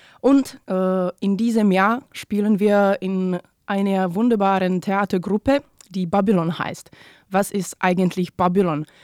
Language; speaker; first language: German; non-native, fluent; Czech